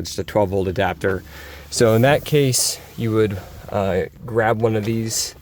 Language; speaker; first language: English; native; English